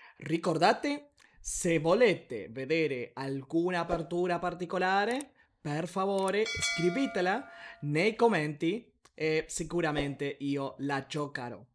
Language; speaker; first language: Italian; non-native, learner; Spanish